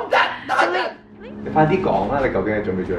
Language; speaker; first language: Chinese; native; Chinese